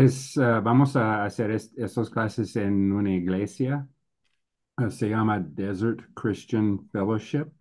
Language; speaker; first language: Spanish; non-native, learner; English